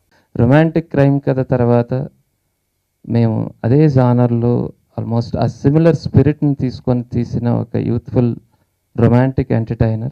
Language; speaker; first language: Telugu; native; Telugu